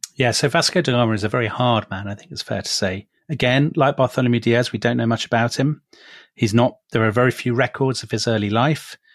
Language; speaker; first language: English; native; English